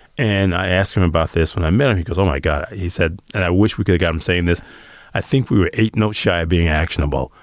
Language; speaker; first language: English; native; English